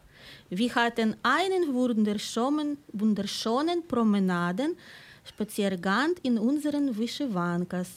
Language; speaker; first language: German; non-native, fluent; Ukrainian